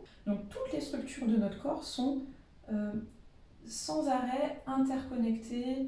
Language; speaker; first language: French; native; French